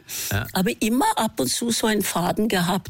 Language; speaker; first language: German; non-native, fluent; Norwegian